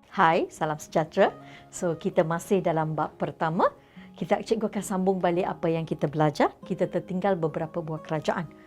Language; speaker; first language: Malay; non-native, local second language; Tamil